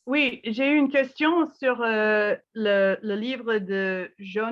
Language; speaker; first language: French; non-native, fluent; English